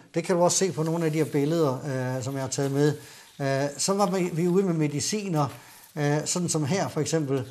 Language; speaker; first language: Danish; native; Danish